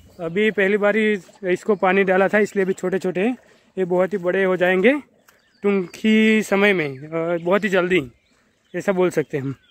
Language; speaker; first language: Hindi; non-native, local second language; Gujarati